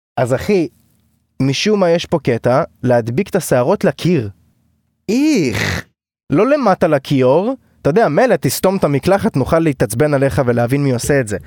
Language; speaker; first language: Hebrew; native; Hebrew